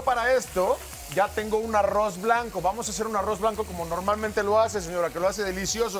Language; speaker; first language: Spanish; native; Spanish